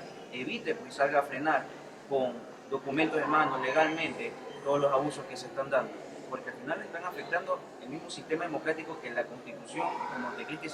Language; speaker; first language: Spanish; native; Spanish